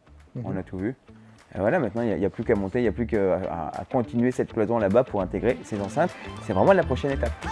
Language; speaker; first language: French; native; French